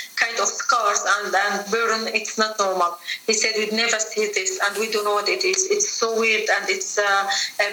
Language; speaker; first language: English; non-native, fluent; Arabic